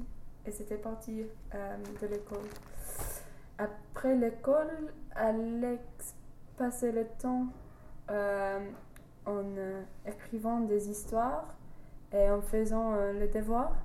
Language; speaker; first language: French; non-native, learner; English